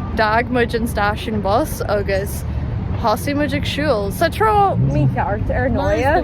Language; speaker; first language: Irish; non-native, local second language; English